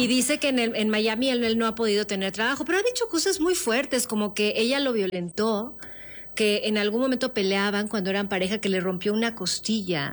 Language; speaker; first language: Spanish; native; Spanish